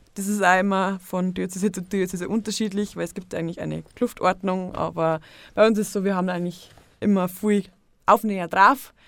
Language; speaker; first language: German; native; German